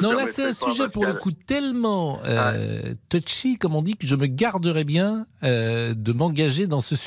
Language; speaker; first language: French; native; French